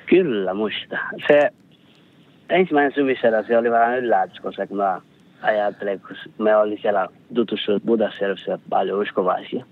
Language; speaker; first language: Finnish; non-native, learner; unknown